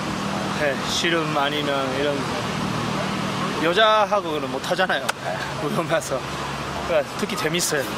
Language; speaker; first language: Korean; early bilingual, heritage; Japanese